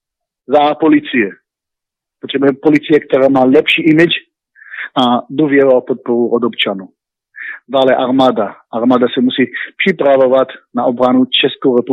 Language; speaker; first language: Czech; non-native, learner; Hebrew